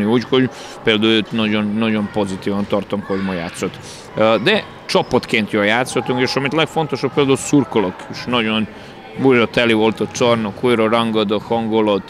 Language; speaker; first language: Hungarian; non-native, learner; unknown